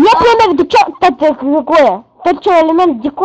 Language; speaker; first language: Russian; native; Russian